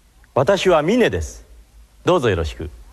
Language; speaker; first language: Japanese; non-native, learner; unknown